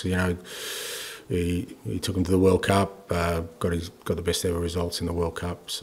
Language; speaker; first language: English; native; English